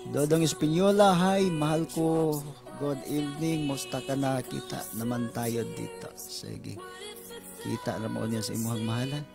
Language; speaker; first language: Cebuano; native; Cebuano